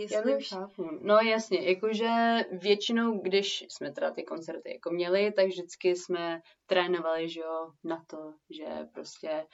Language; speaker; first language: Czech; early bilingual, heritage; Czech